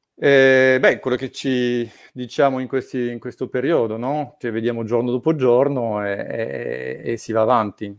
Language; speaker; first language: Italian; non-native, fluent; French